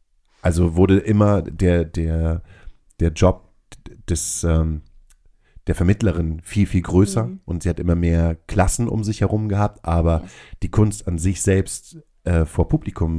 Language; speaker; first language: German; native; German